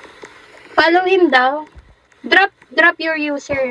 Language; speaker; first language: English; non-native, local second language; Filipino